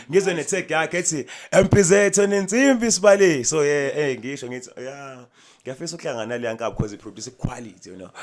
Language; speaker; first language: Zulu; native; Zulu